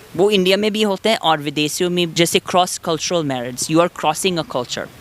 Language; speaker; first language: Hindi; non-native, fluent; English